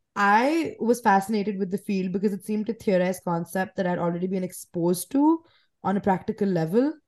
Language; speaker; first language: English; non-native, local second language; Hindi